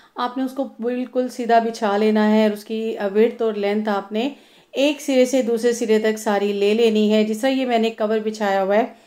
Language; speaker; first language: Urdu; non-native, local second language; Punjabi